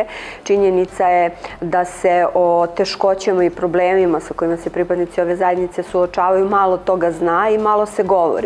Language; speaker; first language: Serbian; native; Serbian